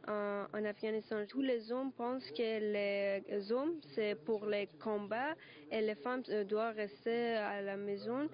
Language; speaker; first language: French; non-native, learner; Persian